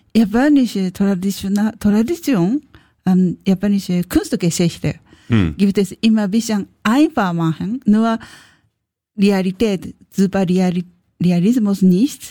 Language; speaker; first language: German; non-native, learner; Japanese